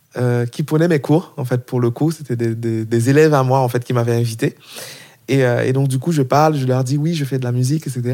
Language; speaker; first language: French; non-native, local second language; Haitian Creole